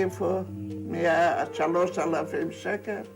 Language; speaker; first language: Hebrew; non-native, fluent; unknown